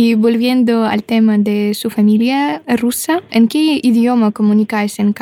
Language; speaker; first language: Spanish; non-native, fluent; Russian